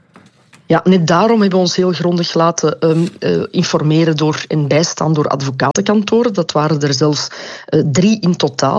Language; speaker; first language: Dutch; native; Dutch